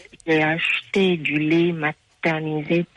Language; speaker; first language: French; non-native, fluent; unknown